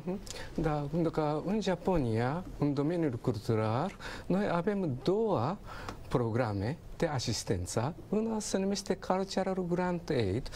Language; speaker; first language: Romanian; non-native, learner; Japanese